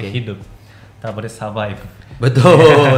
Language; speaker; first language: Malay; non-native, fluent; Japanese